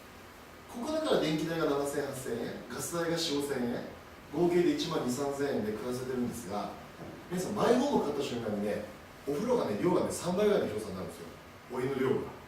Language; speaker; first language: Japanese; native; Japanese